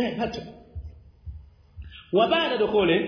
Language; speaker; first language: Arabic; non-native, fluent; Swahili